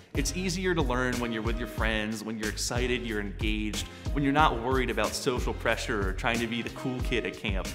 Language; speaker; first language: English; native; English